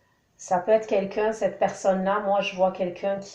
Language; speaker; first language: French; native; French